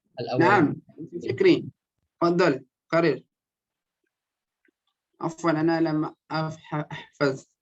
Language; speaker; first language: Arabic; non-native, fluent; Indonesian